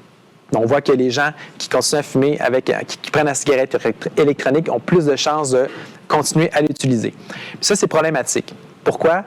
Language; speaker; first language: French; native; French